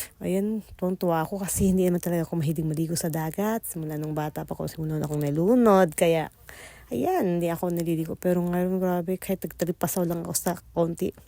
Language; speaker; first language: Filipino; non-native, local second language; Cebuano